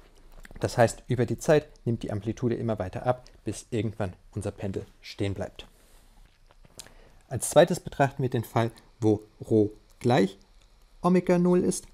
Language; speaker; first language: German; native; German